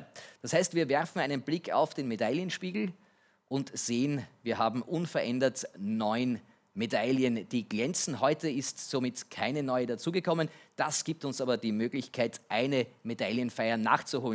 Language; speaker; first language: German; native; German